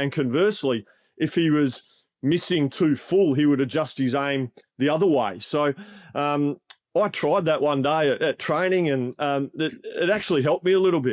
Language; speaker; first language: English; native; English